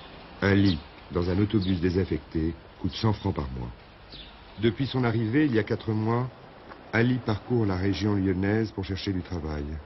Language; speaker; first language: French; native; French